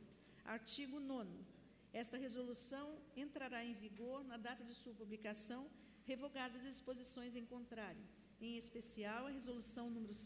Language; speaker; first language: Portuguese; native; Portuguese